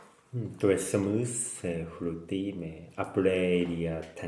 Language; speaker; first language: French; non-native, learner; Japanese